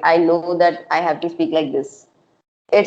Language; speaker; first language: English; non-native, local second language; Hindi